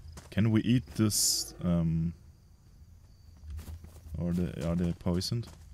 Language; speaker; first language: English; non-native, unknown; German